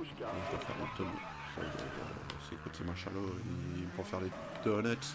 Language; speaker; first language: French; native; French